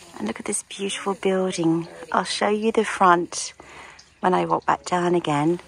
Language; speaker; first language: English; native; English